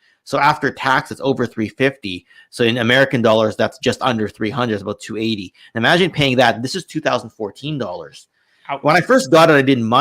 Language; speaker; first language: English; native; English